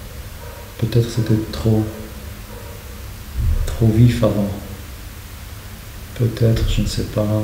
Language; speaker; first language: French; non-native, fluent; Polish